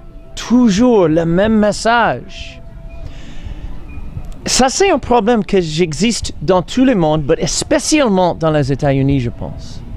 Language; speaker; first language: French; non-native, learner; English